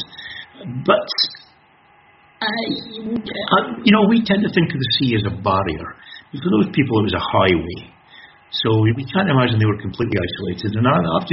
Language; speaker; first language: English; native; English